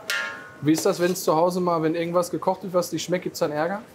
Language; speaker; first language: German; native; German